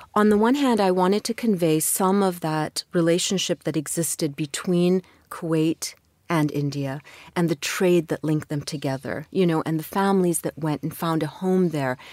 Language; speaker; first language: English; non-native, fluent; Arabic